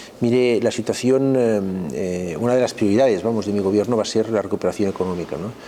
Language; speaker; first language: Spanish; non-native, local second language; Catalan